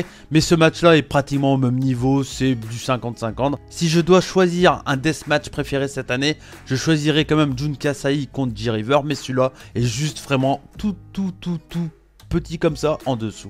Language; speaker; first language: French; native; French